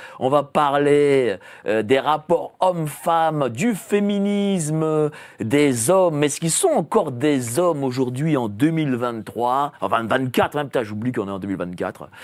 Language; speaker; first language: French; native; French